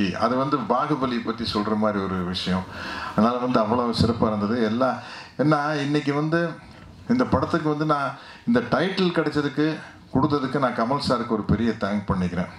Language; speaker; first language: Tamil; native; Tamil